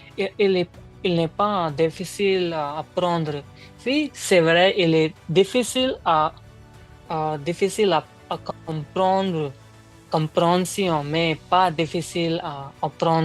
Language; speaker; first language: French; non-native, learner; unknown